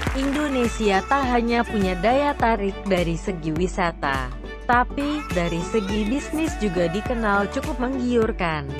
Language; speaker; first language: Indonesian; native; Indonesian